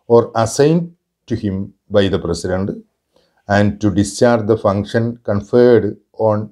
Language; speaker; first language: English; non-native, local second language; Malayalam